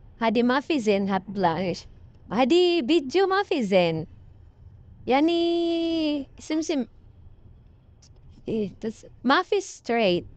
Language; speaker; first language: Arabic; non-native, learner; Filipino